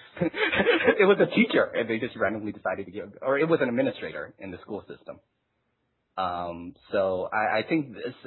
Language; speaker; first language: English; early bilingual, other home language; Chinese